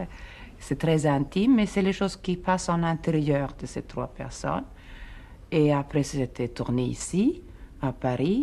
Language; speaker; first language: French; non-native, fluent; Swedish